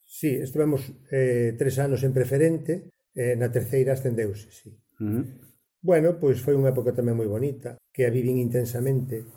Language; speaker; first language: Galician; native; Galician